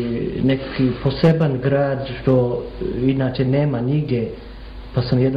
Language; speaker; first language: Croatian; non-native, fluent; English